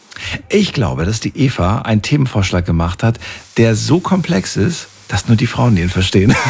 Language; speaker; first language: German; native; German